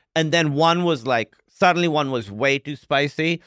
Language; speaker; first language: English; non-native, local second language; Urdu